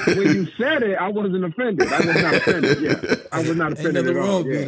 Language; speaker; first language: English; native; English